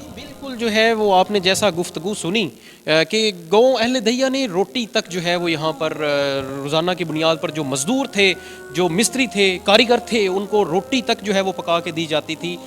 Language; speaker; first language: Urdu; non-native, local second language; Punjabi